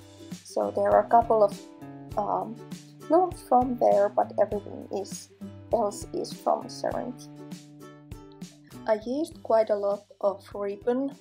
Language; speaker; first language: English; non-native, fluent; Finnish